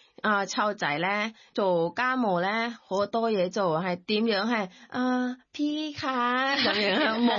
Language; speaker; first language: Cantonese; non-native, learner; Thai